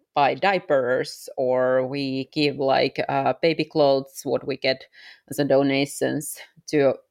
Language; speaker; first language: English; non-native, fluent; Finnish